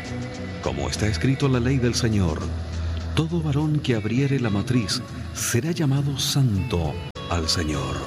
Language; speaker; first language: Spanish; native; Spanish